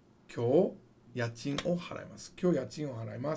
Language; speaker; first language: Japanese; non-native, fluent; English